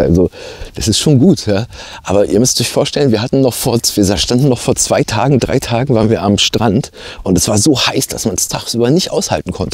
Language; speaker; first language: German; native; German